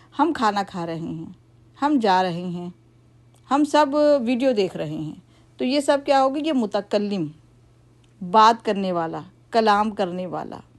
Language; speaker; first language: Urdu; native; Urdu